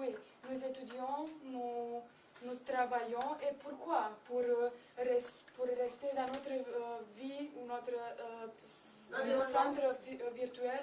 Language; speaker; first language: French; non-native, learner; Romanian